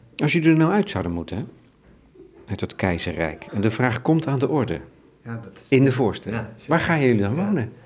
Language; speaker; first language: Dutch; native; Dutch